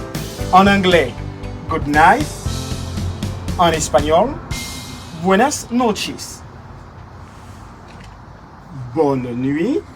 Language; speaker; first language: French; non-native, local second language; Haitian Creole